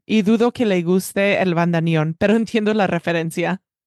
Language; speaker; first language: Spanish; non-native, fluent; English